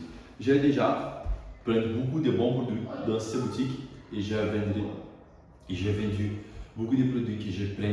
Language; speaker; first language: French; non-native, learner; Portuguese